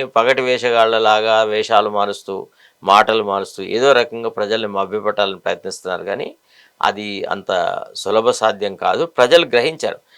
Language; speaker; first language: Telugu; native; Telugu